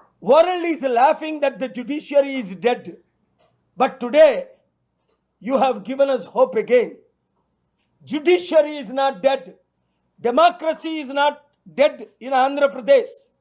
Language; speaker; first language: English; non-native, local second language; Telugu